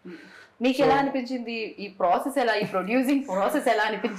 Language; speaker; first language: Telugu; native; Telugu